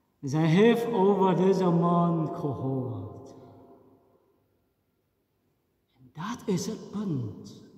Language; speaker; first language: Dutch; non-native, fluent; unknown